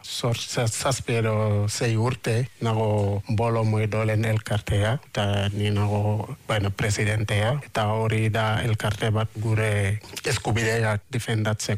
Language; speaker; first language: Basque; non-native, learner; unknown